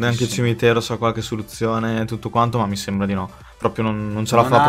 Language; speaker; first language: Italian; native; Italian